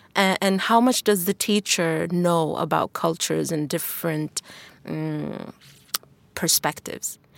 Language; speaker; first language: English; non-native, fluent; Wolof